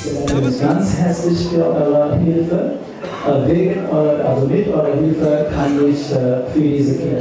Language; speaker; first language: German; non-native, fluent; Sinhala